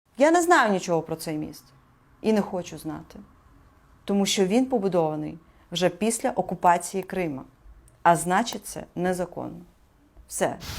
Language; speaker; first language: Ukrainian; non-native, local second language; Crimean Tatar